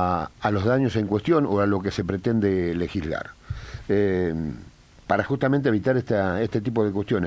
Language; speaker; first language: Spanish; native; Spanish